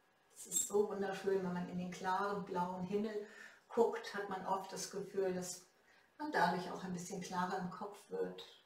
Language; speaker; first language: German; native; German